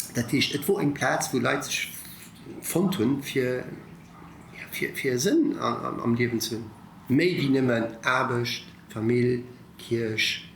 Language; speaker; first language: Luxembourgish; early bilingual, other home language; Italian